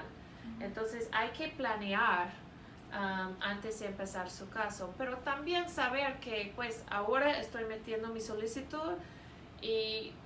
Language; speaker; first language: Spanish; non-native, fluent; English